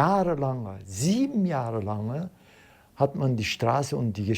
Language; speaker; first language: German; non-native, fluent; Turkish